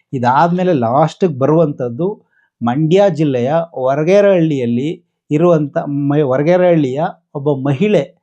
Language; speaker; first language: Kannada; native; Kannada